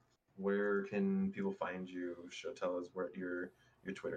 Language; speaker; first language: English; native; English